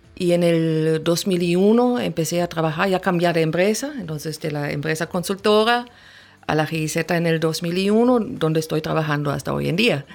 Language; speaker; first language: Spanish; non-native, fluent; German